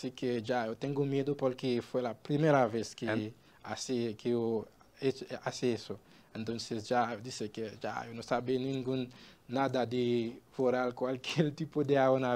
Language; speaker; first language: Spanish; non-native, learner; Haitian Creole